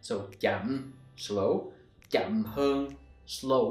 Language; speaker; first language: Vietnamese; non-native, learner; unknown